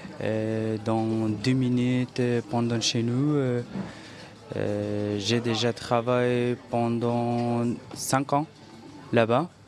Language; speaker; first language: French; non-native, learner; Persian